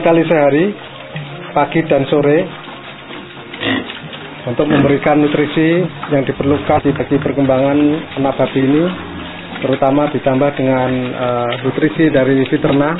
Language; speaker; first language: Indonesian; native; Indonesian